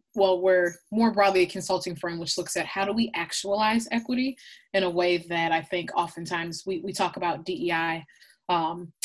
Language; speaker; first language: English; native; English